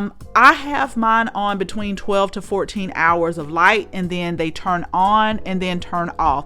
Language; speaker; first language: English; native; English